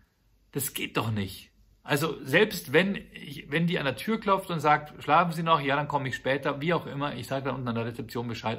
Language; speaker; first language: German; native; German